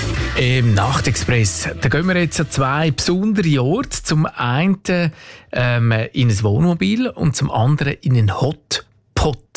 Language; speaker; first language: German; native; German